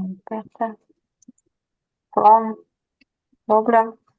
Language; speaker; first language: English; non-native, learner; Russian